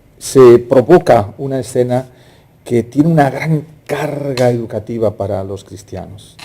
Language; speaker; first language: Spanish; native; Spanish